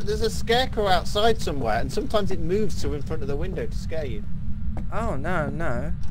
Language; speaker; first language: English; native; English